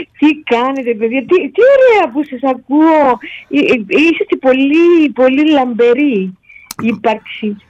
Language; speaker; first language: Greek; non-native, fluent; Spanish